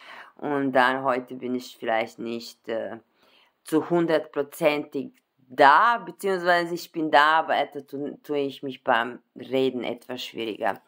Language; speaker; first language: German; non-native, fluent; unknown